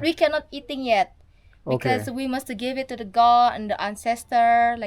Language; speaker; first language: English; non-native, fluent; Indonesian